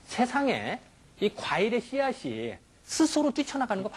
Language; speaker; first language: Korean; native; Korean